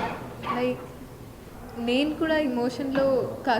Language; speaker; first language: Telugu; non-native, local second language; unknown